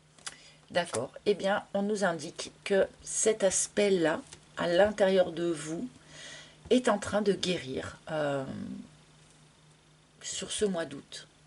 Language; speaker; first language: French; native; French